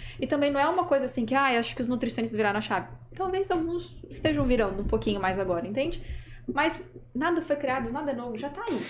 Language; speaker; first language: Portuguese; native; Portuguese